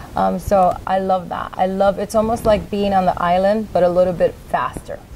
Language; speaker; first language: English; native; English